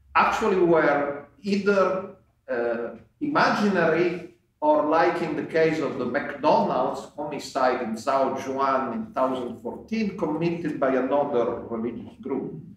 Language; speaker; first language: English; non-native, fluent; Italian